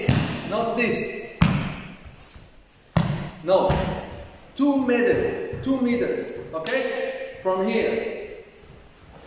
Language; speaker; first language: English; non-native, learner; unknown